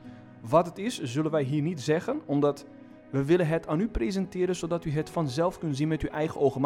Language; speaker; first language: Dutch; non-native, fluent; Portuguese